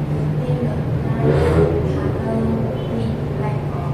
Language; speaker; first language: English; non-native, learner; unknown